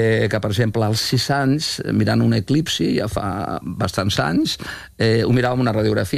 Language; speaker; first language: Catalan; native; Catalan